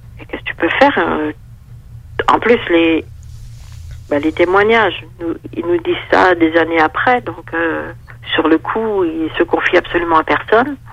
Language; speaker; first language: French; native; French